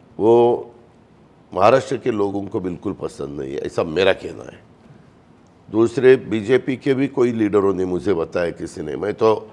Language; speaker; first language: Hindi; non-native, local second language; Marathi